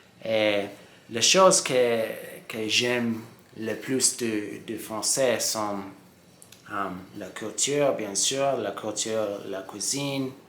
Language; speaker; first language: French; non-native, learner; English